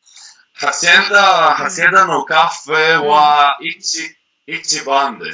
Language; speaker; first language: Japanese; non-native, learner; Greek